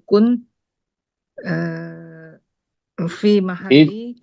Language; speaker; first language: Arabic; non-native, learner; Indonesian